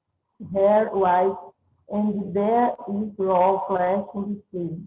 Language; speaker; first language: English; non-native, learner; Portuguese